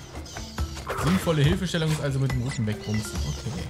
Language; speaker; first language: German; native; German